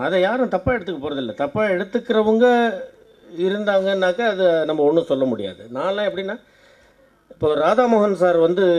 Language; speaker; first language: Tamil; native; Tamil